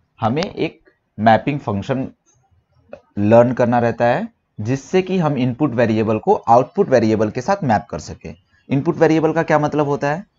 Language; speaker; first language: Hindi; native; Hindi